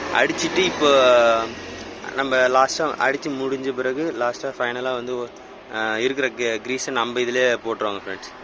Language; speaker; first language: Tamil; native; Tamil